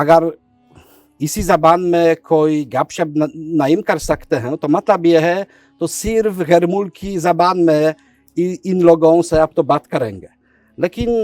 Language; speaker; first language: Hindi; non-native, fluent; Polish